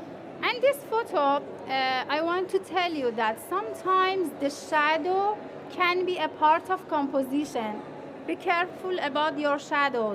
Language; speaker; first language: English; non-native, fluent; Persian